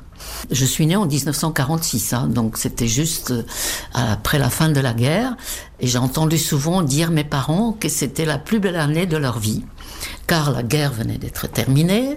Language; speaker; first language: French; non-native, fluent; Czech